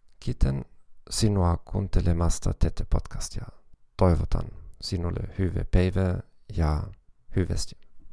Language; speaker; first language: Finnish; non-native, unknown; German